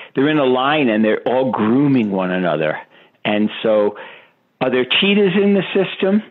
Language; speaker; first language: English; native; English